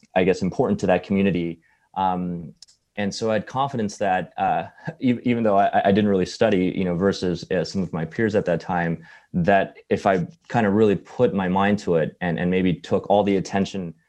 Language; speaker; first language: English; early bilingual, other home language; Chinese